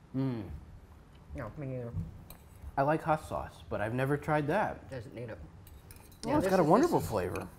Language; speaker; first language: English; native; English